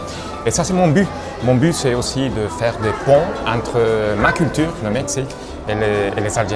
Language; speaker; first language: French; non-native, fluent; Spanish